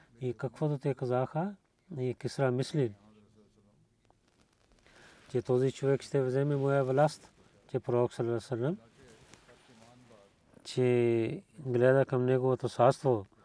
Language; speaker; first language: Bulgarian; non-native, learner; Urdu